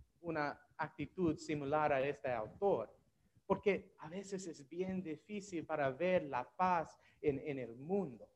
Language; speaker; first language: Spanish; non-native, learner; English